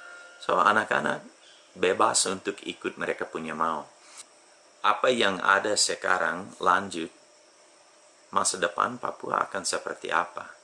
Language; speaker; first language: Indonesian; non-native, fluent; English